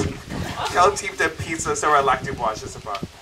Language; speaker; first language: French; non-native, learner; English